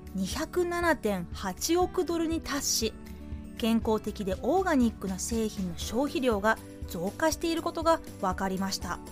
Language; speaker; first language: Japanese; native; Japanese